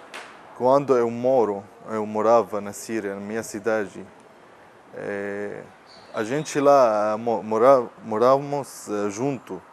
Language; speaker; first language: Portuguese; non-native, learner; Arabic